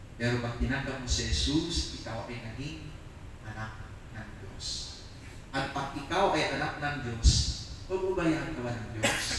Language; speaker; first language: Filipino; non-native, local second language; Iloko